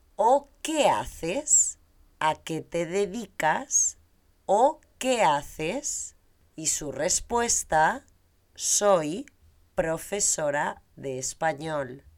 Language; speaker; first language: Spanish; native; Spanish